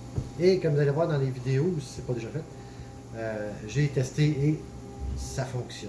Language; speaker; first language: French; native; French